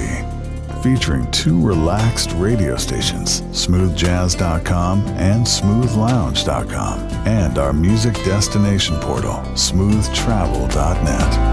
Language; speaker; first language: English; native; English